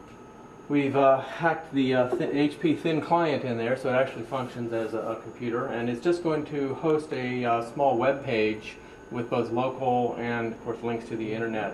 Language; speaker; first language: English; native; English